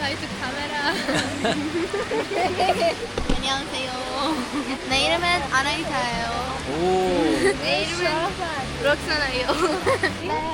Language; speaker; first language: Korean; non-native, learner; Persian